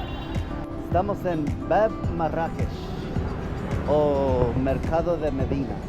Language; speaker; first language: Spanish; non-native, fluent; English